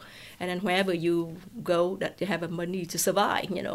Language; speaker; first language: English; non-native, fluent; Vietnamese